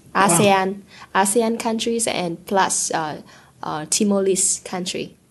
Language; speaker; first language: English; non-native, learner; Vietnamese